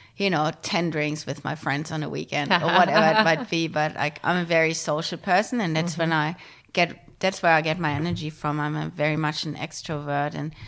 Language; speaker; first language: English; non-native, fluent; German